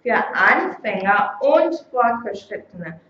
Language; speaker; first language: German; non-native, fluent; Korean